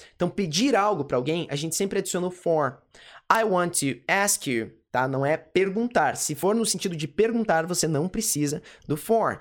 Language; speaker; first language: Portuguese; native; Portuguese